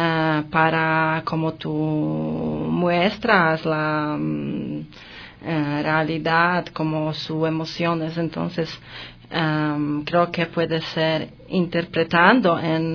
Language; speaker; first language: Spanish; non-native, learner; Polish